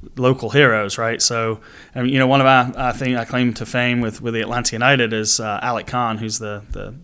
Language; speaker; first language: English; native; English